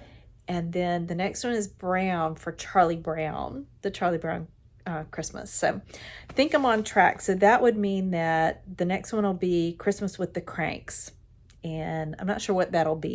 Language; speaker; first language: English; native; English